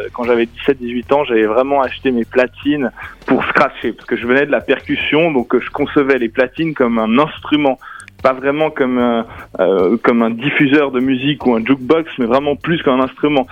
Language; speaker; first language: French; native; French